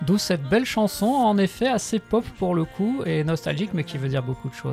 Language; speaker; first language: French; native; French